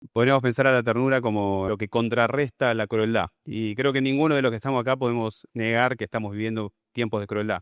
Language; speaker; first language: Spanish; native; Spanish